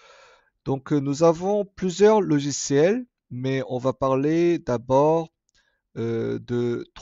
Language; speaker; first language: French; non-native, fluent; Korean